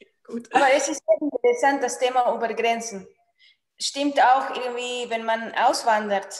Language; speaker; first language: German; non-native, fluent; Spanish